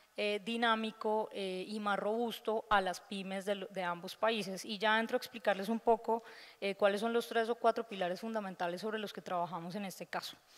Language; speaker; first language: Spanish; native; Spanish